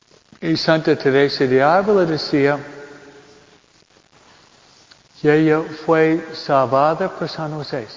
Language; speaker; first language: Spanish; non-native, fluent; English